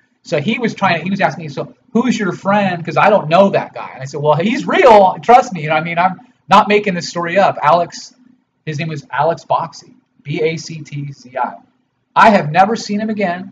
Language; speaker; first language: English; native; English